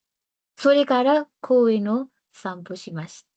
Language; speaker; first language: Japanese; non-native, learner; Nepali